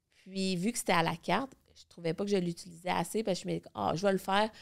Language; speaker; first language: French; native; French